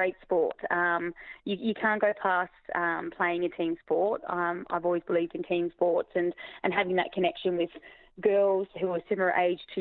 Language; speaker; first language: English; native; English